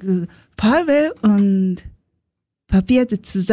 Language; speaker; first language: German; non-native, learner; Japanese